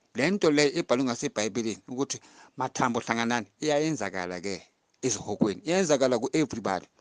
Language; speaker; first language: Zulu; non-native, local second language; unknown